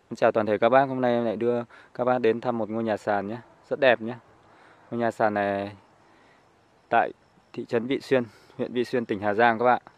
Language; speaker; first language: Vietnamese; native; Vietnamese